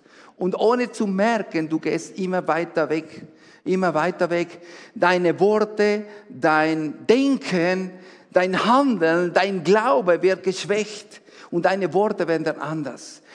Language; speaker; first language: German; non-native, fluent; Spanish